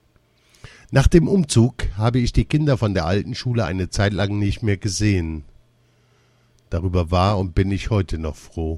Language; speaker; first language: German; early bilingual, other home language; Russian